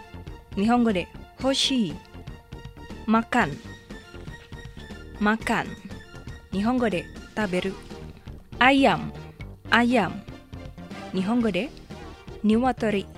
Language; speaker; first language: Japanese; non-native, fluent; Indonesian